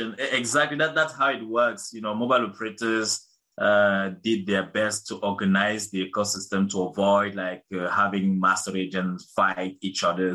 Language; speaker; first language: English; non-native, local second language; French